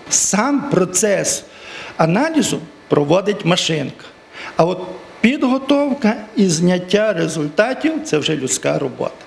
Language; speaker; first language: Ukrainian; native; Ukrainian